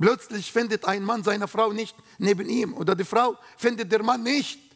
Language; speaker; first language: German; non-native, learner; Arabic